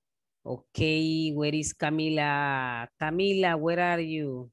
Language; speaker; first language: English; non-native, fluent; Spanish